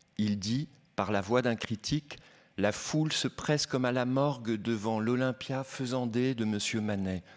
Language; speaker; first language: French; native; French